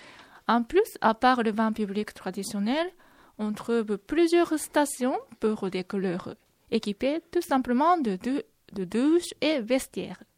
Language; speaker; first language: French; non-native, fluent; Japanese